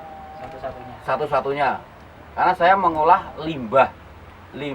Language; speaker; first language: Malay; non-native, local second language; Javanese